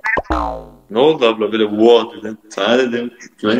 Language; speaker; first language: Turkish; native; Turkish